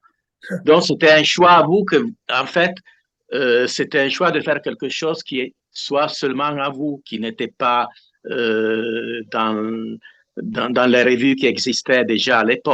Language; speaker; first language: French; non-native, fluent; Italian